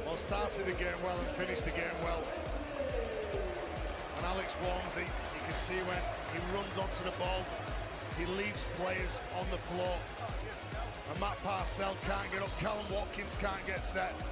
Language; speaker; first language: English; native; English